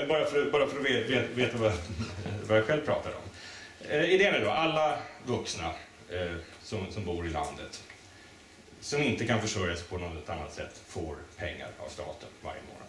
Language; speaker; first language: Swedish; native; Swedish